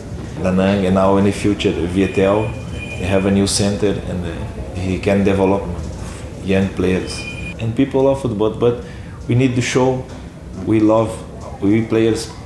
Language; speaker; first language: English; non-native, learner; Portuguese